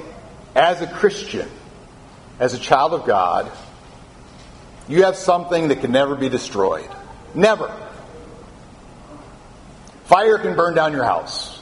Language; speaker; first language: English; native; English